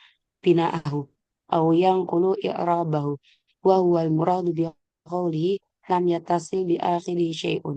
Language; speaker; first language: Arabic; non-native, learner; Indonesian